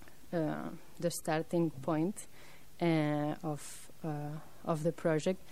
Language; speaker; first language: English; non-native, fluent; French